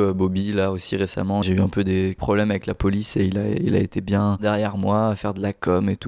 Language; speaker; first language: French; native; French